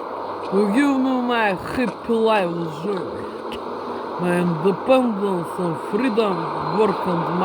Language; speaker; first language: English; non-native, learner; Russian